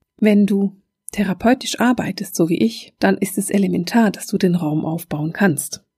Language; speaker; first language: German; native; German